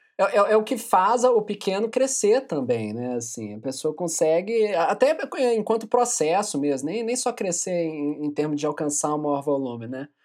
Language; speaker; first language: Portuguese; native; Portuguese